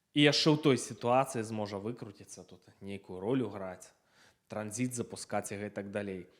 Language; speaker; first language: Belarusian; non-native, local second language; Russian